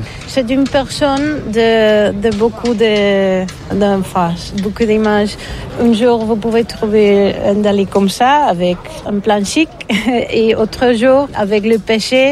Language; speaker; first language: French; non-native, learner; Catalan